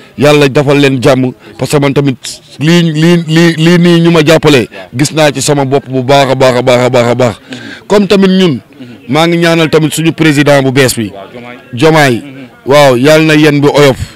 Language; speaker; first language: Wolof; native; Wolof